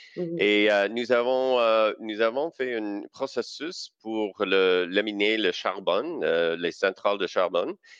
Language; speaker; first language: French; non-native, local second language; English